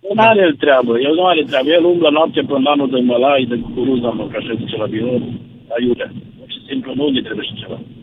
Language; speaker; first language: Romanian; native; Romanian